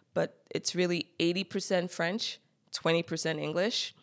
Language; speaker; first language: English; native; English